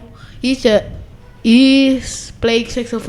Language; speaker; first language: English; non-native, learner; Indonesian